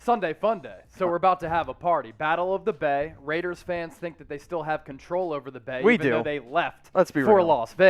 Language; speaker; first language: English; native; English